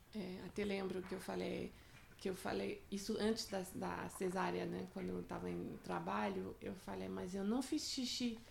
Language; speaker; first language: Portuguese; non-native, fluent; French